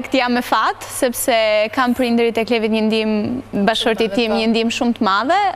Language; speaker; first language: Albanian; native; Albanian